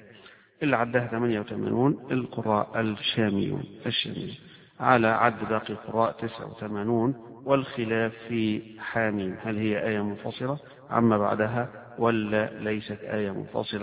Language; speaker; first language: Arabic; native; Arabic